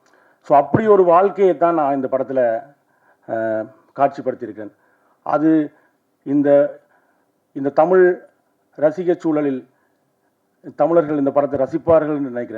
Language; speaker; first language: Tamil; native; Tamil